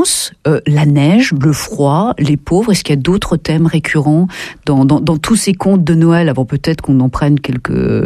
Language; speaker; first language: French; native; French